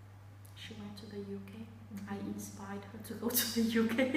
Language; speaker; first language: English; non-native, fluent; Vietnamese